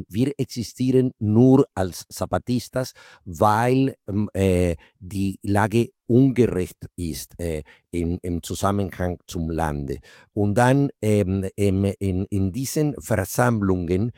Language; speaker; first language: German; non-native, fluent; Spanish